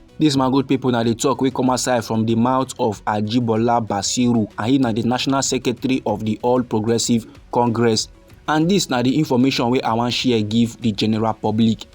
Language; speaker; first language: Nigerian Pidgin; native; Nigerian Pidgin